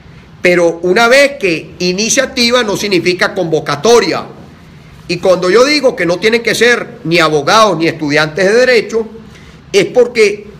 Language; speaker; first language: Spanish; native; Spanish